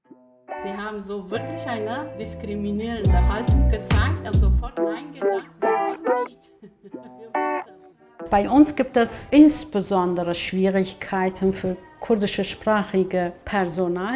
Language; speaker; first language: German; non-native, fluent; Kurdish